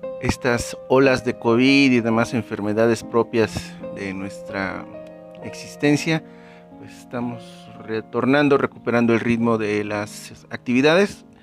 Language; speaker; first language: Spanish; native; Spanish